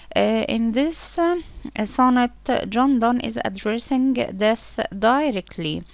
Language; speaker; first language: English; non-native, fluent; Arabic